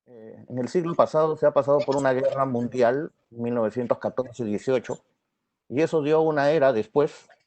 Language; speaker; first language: Spanish; native; Spanish